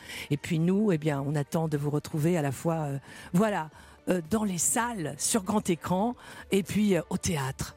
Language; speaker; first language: French; native; French